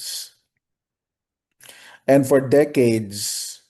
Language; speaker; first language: English; non-native, local second language; Filipino